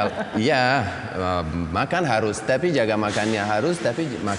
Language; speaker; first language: Indonesian; non-native, learner; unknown